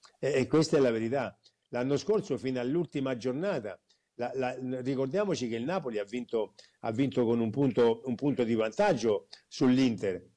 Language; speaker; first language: Italian; native; Italian